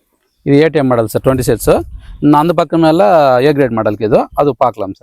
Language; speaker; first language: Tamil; non-native, local second language; Telugu